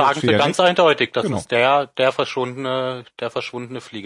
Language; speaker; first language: German; native; German